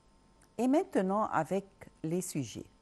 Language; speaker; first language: French; non-native, local second language; Arabic